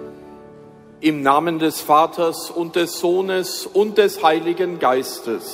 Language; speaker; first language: German; native; German